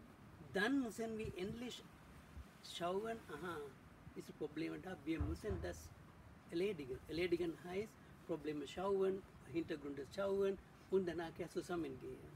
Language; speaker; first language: German; non-native, learner; Sinhala